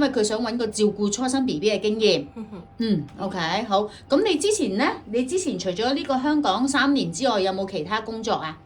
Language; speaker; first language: Chinese; native; Chinese